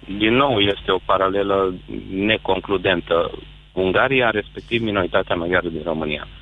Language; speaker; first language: Romanian; non-native, local second language; Hungarian